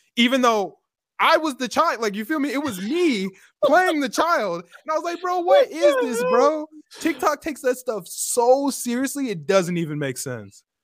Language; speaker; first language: English; native; English